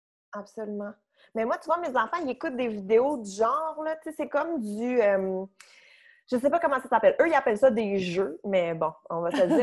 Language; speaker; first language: French; native; French